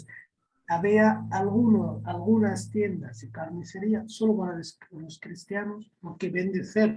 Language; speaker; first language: Spanish; non-native, fluent; Arabic